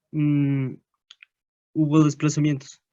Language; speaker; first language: Spanish; native; Spanish